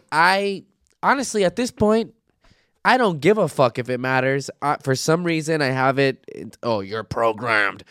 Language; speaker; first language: English; native; English